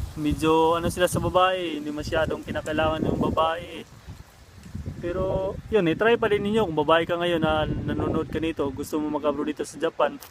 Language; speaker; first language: Filipino; non-native, local second language; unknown